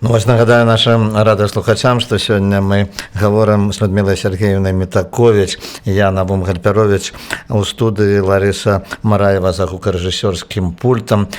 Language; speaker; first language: Belarusian; native; Belarusian